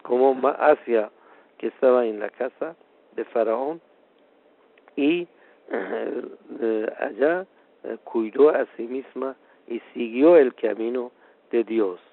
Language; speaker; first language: Spanish; non-native, fluent; Persian